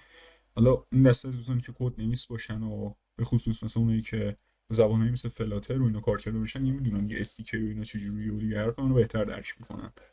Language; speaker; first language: Persian; native; Persian